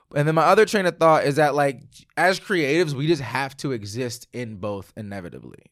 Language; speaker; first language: English; native; English